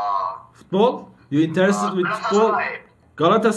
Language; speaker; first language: English; non-native, learner; Turkish